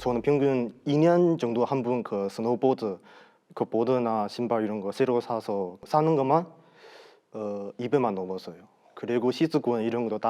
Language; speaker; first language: Korean; non-native, fluent; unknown